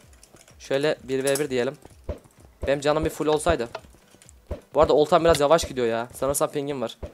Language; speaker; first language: Turkish; native; Turkish